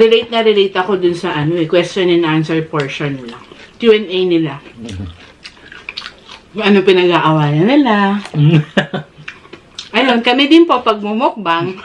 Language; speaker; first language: Filipino; native; Filipino